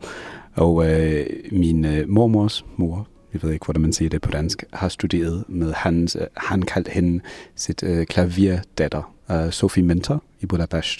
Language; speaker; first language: Danish; non-native, fluent; English